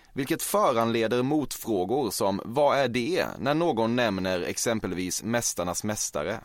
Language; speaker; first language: Swedish; native; Swedish